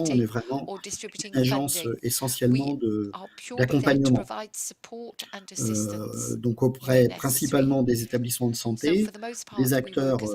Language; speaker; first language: French; native; French